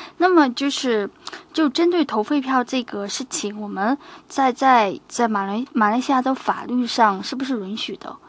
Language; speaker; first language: Chinese; native; Chinese